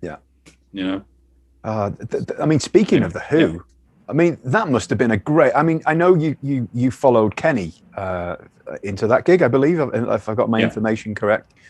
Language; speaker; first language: English; native; English